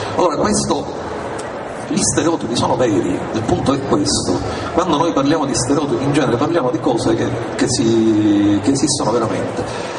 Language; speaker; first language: Italian; native; Italian